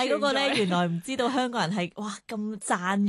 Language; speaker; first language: Cantonese; native; Cantonese